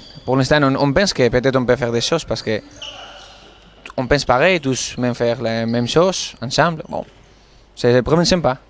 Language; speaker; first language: French; non-native, learner; Spanish